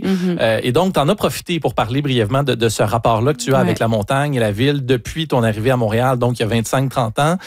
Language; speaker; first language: French; native; French